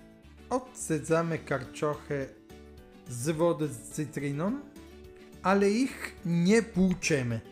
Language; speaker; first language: Polish; non-native, learner; Italian